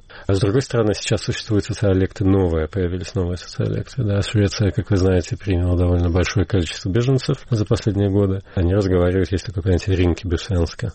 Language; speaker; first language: Russian; native; Russian